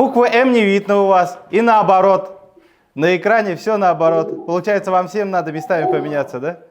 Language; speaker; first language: Russian; native; Russian